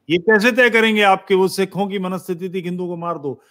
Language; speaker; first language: Hindi; native; Hindi